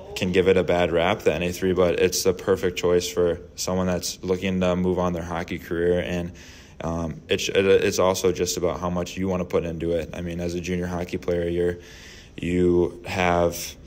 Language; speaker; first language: English; native; English